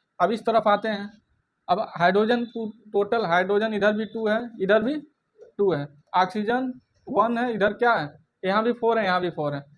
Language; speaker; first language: Hindi; native; Hindi